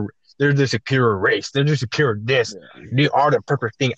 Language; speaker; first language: English; native; English